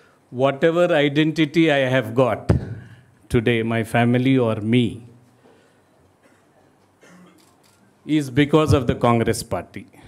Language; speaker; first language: English; non-native, local second language; Telugu